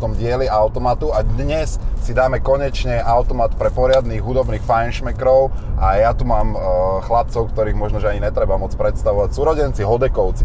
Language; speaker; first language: Slovak; native; Slovak